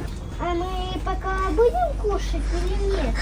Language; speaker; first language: Russian; early bilingual, heritage; Russian